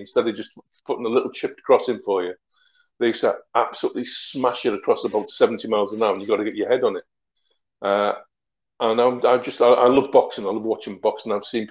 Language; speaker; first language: English; native; English